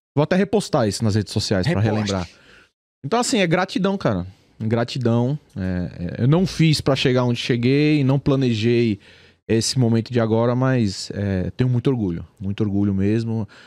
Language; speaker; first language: Portuguese; native; Portuguese